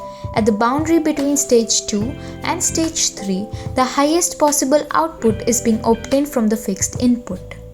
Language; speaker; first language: English; non-native, local second language; Gujarati